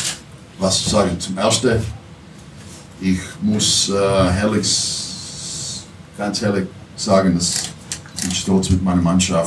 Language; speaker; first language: German; non-native, learner; English